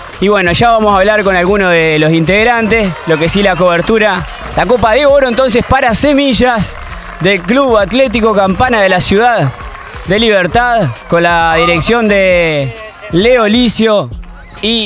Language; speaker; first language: Spanish; native; Spanish